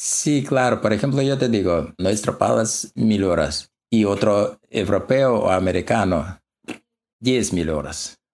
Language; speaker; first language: Spanish; non-native, learner; Russian